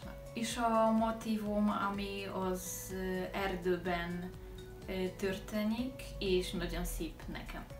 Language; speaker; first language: Hungarian; non-native, learner; Polish